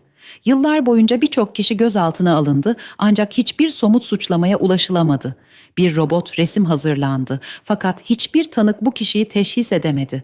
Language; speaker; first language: Turkish; native; Turkish